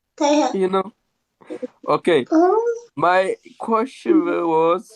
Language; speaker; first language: English; non-native, learner; Tigrinya